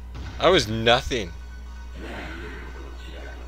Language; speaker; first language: English; native; English